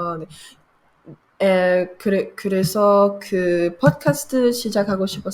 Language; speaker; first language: Korean; non-native, learner; French